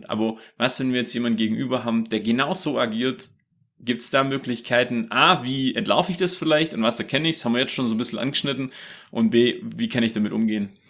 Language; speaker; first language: German; native; German